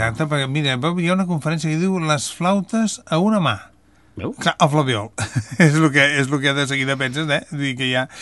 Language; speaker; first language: Catalan; native; Catalan